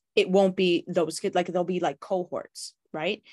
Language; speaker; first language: English; native; English